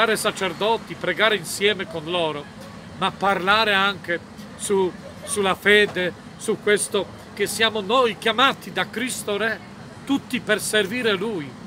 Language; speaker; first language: Italian; non-native, fluent; Polish